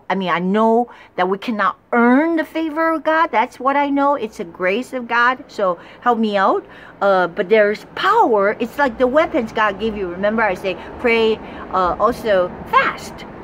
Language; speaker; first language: English; non-native, fluent; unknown